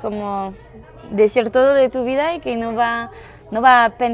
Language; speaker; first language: Spanish; non-native, learner; French